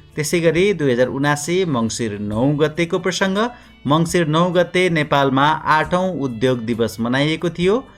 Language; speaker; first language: Nepali; native; Nepali